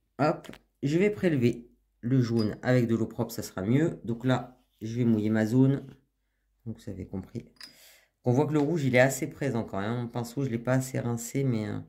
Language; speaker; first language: French; native; French